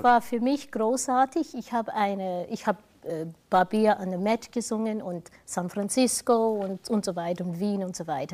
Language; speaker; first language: German; non-native, fluent; English